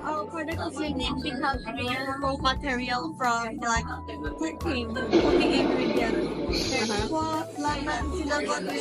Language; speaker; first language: English; non-native, learner; Indonesian